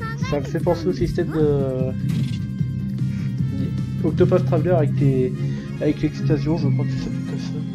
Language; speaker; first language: French; native; French